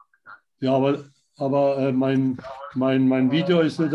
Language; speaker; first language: German; native; German